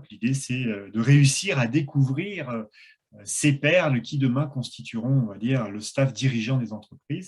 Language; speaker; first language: French; native; French